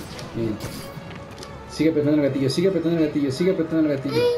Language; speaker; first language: Spanish; native; Spanish